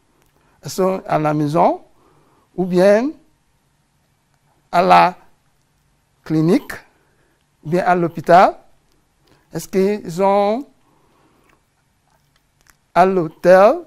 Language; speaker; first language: French; non-native, fluent; English